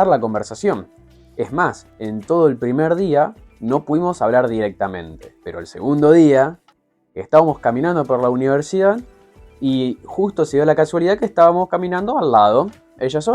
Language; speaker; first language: Spanish; native; Spanish